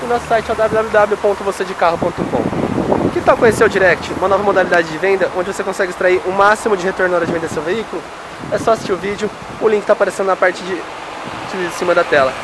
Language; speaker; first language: Portuguese; native; Portuguese